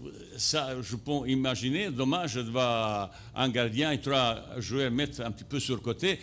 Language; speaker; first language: French; non-native, fluent; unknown